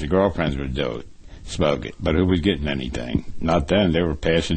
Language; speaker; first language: English; native; English